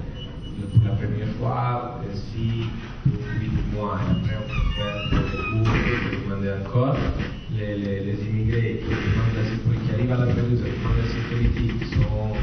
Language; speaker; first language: French; non-native, fluent; Italian